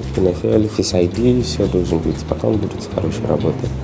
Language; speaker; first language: Russian; non-native, learner; English